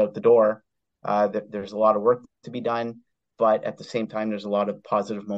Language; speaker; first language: English; native; English